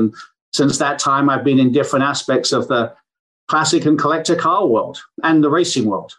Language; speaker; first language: English; native; English